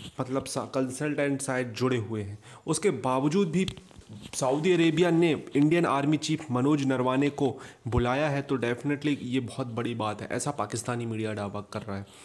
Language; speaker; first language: Hindi; native; Hindi